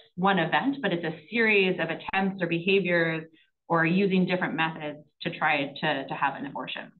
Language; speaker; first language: English; native; English